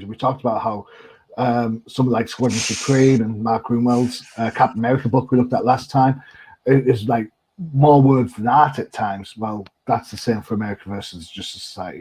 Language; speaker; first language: English; native; English